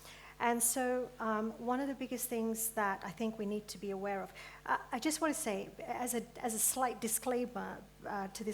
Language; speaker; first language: English; early bilingual, other home language; Gujarati